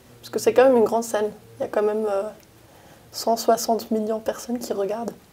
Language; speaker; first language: French; non-native, local second language; German